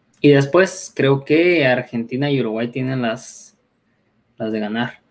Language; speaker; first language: Spanish; native; Spanish